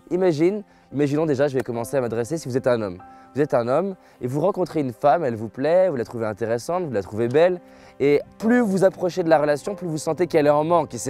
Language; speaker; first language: French; native; French